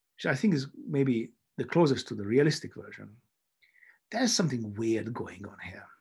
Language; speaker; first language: English; non-native, fluent; Hungarian